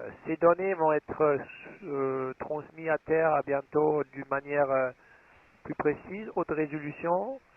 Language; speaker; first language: French; non-native, fluent; German